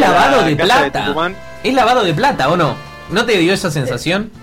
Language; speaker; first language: Spanish; native; Spanish